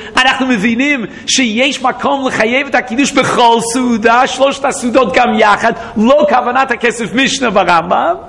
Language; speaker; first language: Hebrew; non-native, fluent; English